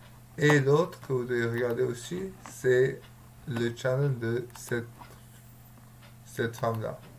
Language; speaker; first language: French; non-native, learner; Russian